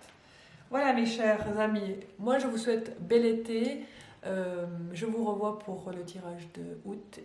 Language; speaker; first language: French; native; French